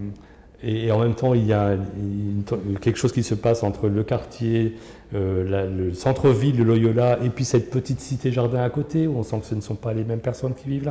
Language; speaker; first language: French; native; French